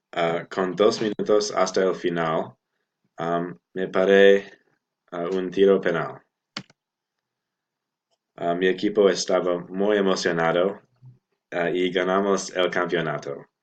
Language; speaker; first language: Spanish; non-native, learner; English